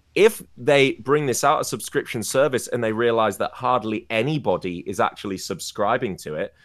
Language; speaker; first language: English; native; English